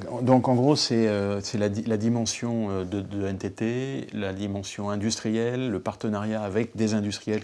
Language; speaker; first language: French; native; French